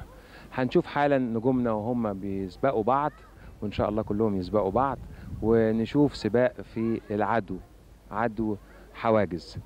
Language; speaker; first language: Arabic; native; Arabic